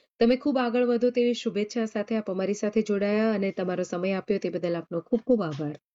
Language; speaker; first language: Gujarati; native; Gujarati